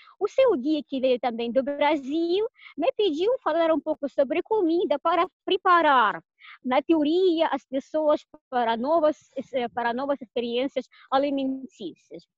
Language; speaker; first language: Portuguese; non-native, fluent; Russian